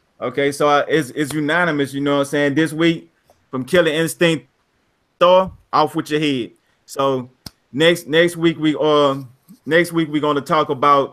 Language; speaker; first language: English; native; English